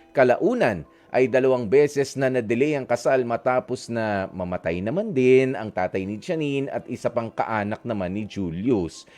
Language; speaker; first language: Filipino; native; Filipino